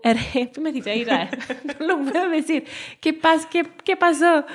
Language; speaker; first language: Spanish; non-native, fluent; Welsh